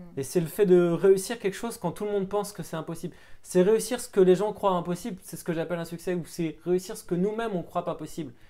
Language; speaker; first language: French; native; French